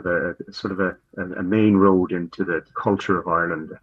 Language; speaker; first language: English; native; English